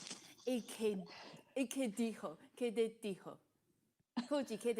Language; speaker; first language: Spanish; non-native, learner; Cantonese